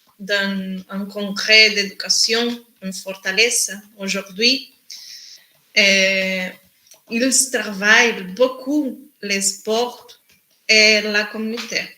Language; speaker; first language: French; non-native, learner; Spanish